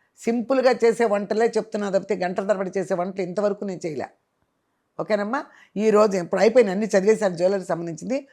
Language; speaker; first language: Telugu; native; Telugu